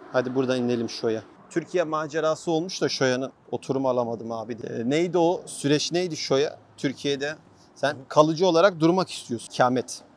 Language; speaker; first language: Turkish; native; Turkish